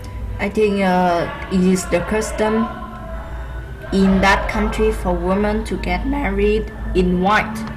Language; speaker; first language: English; non-native, learner; Vietnamese